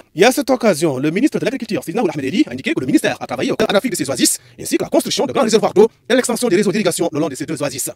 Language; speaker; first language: French; non-native, local second language; Arabic